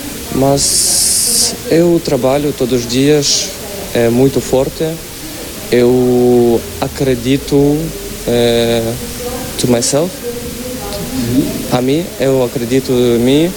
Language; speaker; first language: Portuguese; non-native, learner; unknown